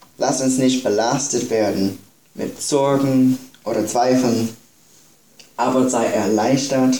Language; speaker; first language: German; non-native, fluent; English